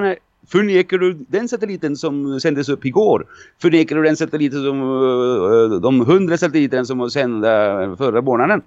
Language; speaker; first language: Swedish; non-native, fluent; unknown